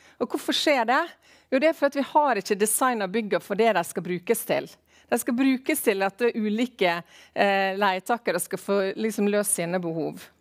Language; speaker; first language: Norwegian; native; Norwegian